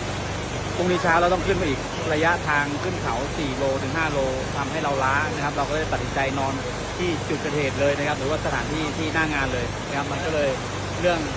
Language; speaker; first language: Thai; native; Thai